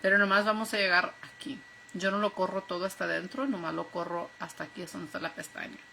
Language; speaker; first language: Spanish; early bilingual, heritage; Spanish